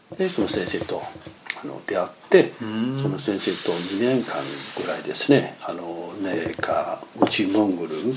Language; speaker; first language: Japanese; non-native, fluent; Chinese